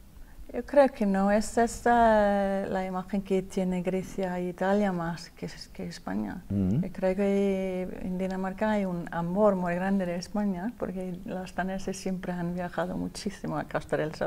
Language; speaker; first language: Spanish; non-native, learner; Danish